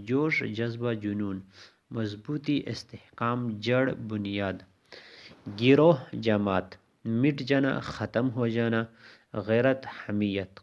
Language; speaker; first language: Urdu; non-native, local second language; Pashto